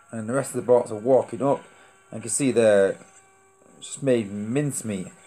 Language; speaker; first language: English; native; English